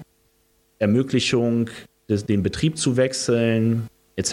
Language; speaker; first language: German; early bilingual, other home language; Romanian